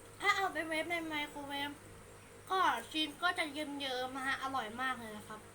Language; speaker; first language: Thai; native; Thai